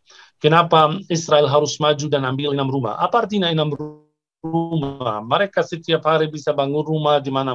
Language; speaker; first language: Indonesian; non-native, fluent; Arabic